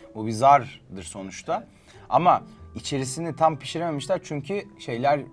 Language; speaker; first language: Turkish; native; Turkish